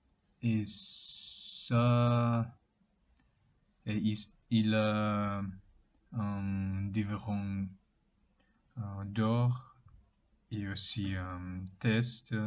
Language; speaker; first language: French; non-native, learner; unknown